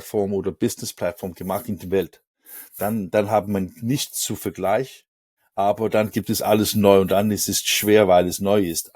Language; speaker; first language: German; non-native, learner; Danish